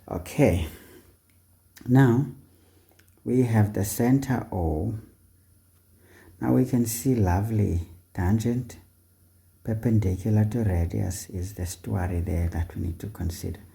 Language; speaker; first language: English; non-native, local second language; Xhosa